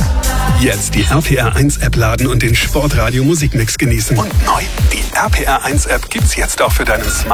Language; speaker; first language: German; native; German